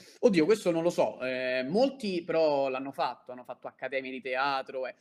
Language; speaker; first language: Italian; native; Italian